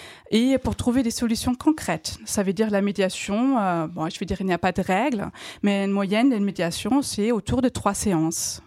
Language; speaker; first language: French; non-native, fluent; German